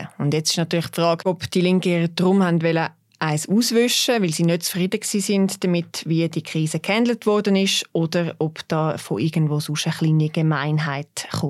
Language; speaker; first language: German; native; German